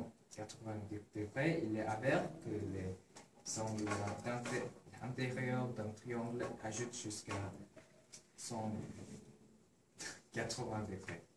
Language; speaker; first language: French; non-native, learner; Korean